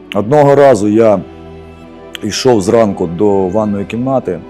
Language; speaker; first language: Ukrainian; early bilingual, other home language; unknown